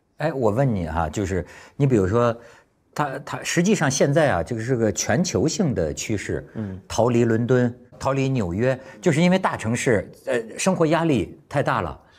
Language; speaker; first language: Chinese; native; Chinese